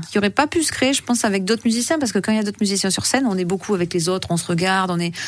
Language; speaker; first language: French; native; French